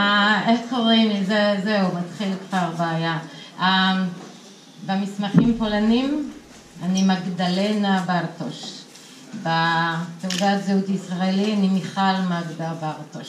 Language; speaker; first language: Hebrew; non-native, fluent; Polish